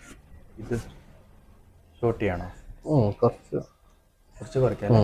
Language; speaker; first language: Malayalam; non-native, local second language; Punjabi